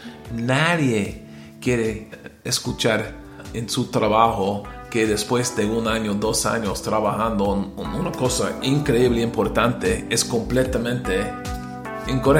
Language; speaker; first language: Spanish; non-native, learner; English